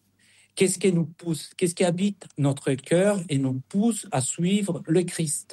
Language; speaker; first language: French; non-native, fluent; Spanish